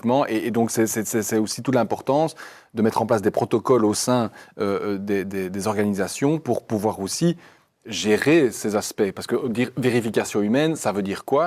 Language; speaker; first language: French; native; French